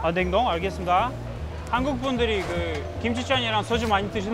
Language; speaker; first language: Korean; non-native, fluent; Russian